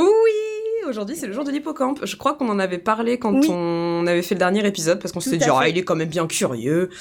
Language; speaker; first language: French; native; French